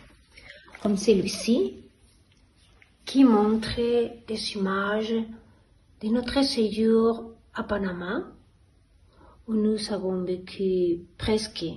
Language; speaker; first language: French; non-native, fluent; Spanish